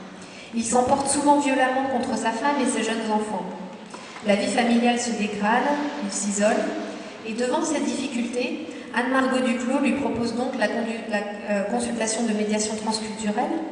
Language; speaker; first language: French; native; French